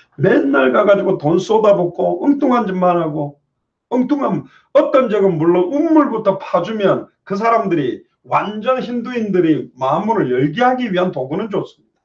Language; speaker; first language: Korean; native; Korean